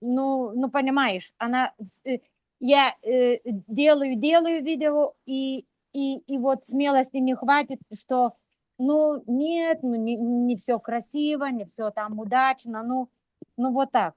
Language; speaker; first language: Russian; non-native, local second language; Lithuanian